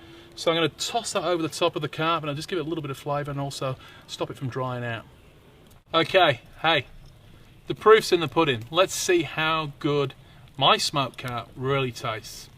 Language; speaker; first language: English; native; English